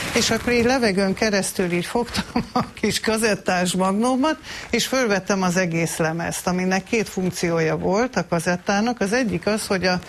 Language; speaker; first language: Hungarian; early bilingual, heritage; Hungarian